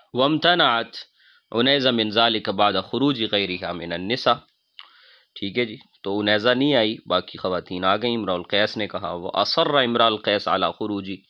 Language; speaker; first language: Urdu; non-native, local second language; Punjabi